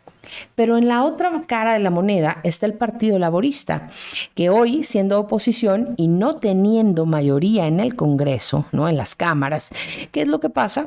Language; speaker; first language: Spanish; native; Spanish